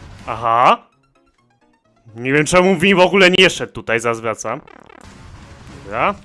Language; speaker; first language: Polish; native; Polish